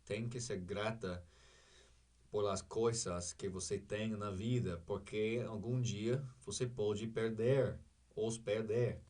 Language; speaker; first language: Portuguese; non-native, learner; English